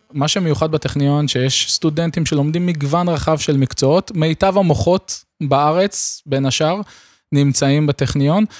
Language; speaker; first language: Hebrew; native; Hebrew